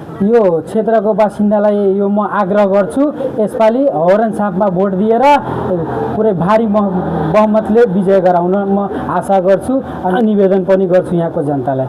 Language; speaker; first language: Nepali; non-native, local second language; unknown